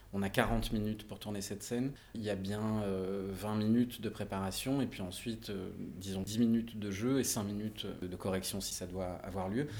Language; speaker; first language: French; native; French